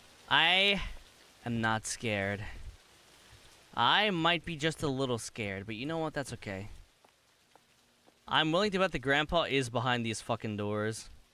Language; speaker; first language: English; native; English